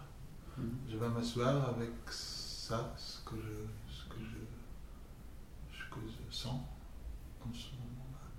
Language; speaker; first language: French; non-native, fluent; English